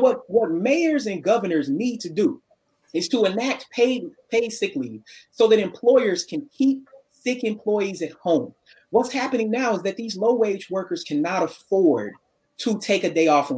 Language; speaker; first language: English; native; English